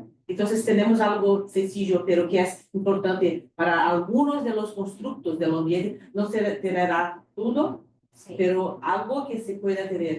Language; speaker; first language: Spanish; non-native, fluent; Portuguese